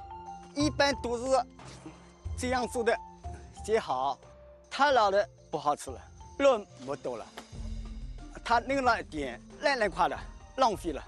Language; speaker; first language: Chinese; non-native, local second language; Wu Chinese